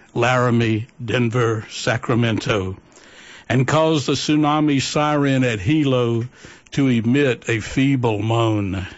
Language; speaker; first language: English; native; English